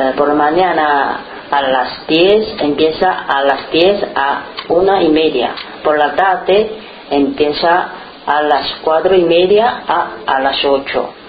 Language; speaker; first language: Spanish; non-native, learner; Chinese